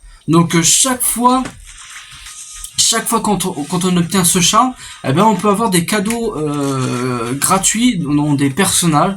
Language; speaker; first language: French; native; French